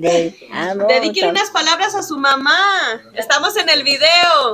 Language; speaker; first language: Spanish; native; Spanish